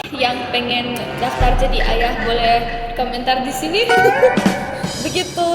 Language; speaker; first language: Indonesian; non-native, fluent; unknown